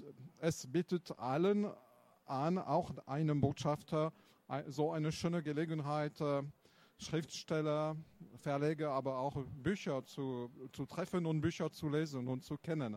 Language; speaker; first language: German; non-native, fluent; French